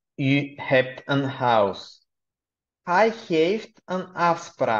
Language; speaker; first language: Dutch; non-native, fluent; Bulgarian